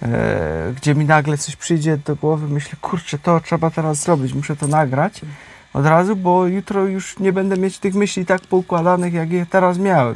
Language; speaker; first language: Polish; native; Polish